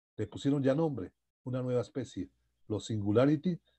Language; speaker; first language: Spanish; native; Spanish